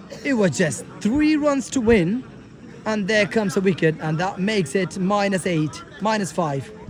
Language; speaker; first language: English; non-native, local second language; Malayalam